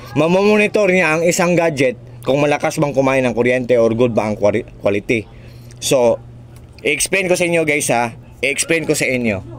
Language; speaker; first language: Filipino; non-native, local second language; Cebuano